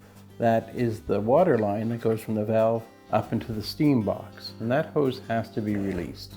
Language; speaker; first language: English; native; English